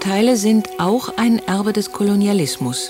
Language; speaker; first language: German; native; German